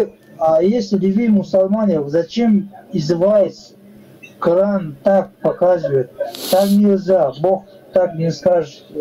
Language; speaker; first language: Russian; non-native, learner; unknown